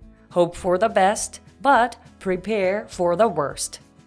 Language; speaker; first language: English; non-native, fluent; Japanese